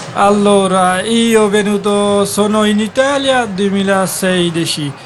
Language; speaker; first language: Italian; non-native, learner; Bangla